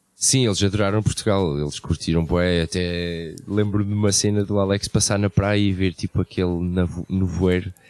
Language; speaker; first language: Portuguese; early bilingual, heritage; Portuguese